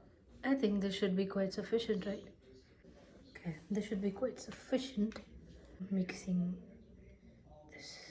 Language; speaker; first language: English; non-native, local second language; Hindi